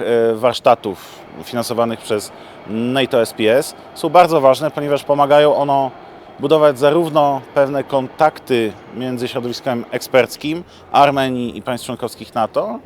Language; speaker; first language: Polish; native; Polish